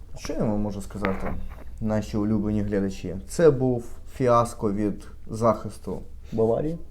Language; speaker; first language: Ukrainian; non-native, local second language; Russian